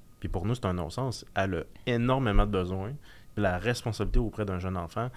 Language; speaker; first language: French; native; French